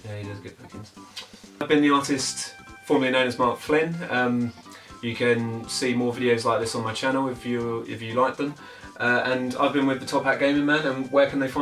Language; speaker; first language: English; native; English